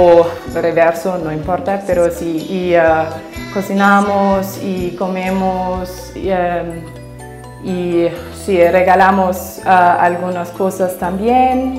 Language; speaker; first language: Spanish; non-native, learner; German